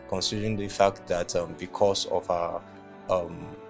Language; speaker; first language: English; non-native, local second language; Igbo